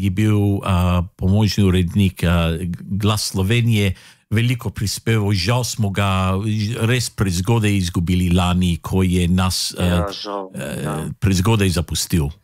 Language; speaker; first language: Slovenian; native; Slovenian